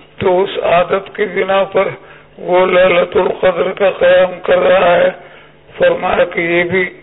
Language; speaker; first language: Urdu; native; Urdu